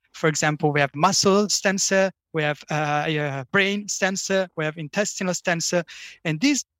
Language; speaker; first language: English; non-native, fluent; Italian